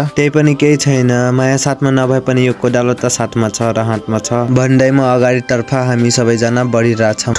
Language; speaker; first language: Nepali; non-native, local second language; Rana Tharu